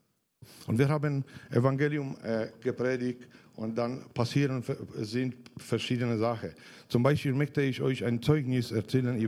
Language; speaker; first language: German; non-native, fluent; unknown